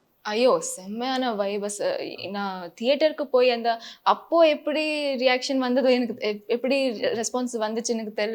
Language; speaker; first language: Tamil; non-native, fluent; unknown